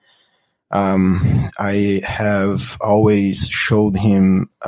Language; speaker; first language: English; non-native, fluent; Portuguese